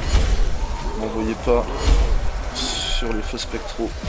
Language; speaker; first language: French; native; French